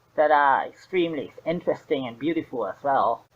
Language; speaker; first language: English; non-native, fluent; Thai